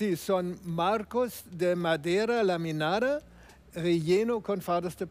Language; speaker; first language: Spanish; non-native, fluent; German